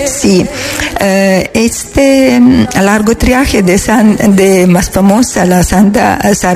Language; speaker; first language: Spanish; non-native, learner; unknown